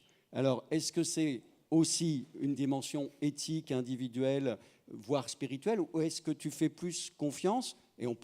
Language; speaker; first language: French; native; French